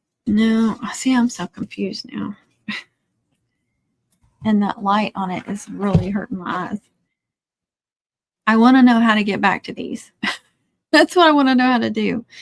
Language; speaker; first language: English; native; English